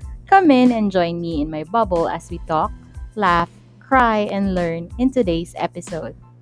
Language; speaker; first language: English; non-native, local second language; Filipino